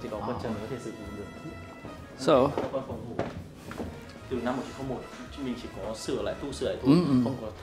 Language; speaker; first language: Vietnamese; native; Vietnamese